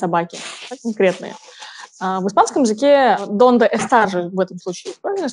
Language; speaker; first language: Russian; native; Russian